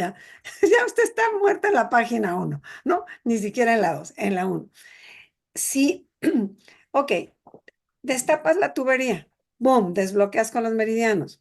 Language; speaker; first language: Spanish; native; Spanish